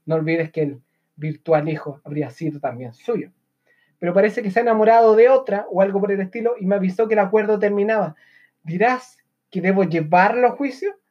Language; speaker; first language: Spanish; native; Spanish